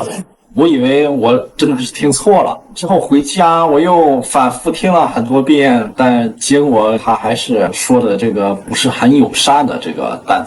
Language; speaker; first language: Chinese; native; Chinese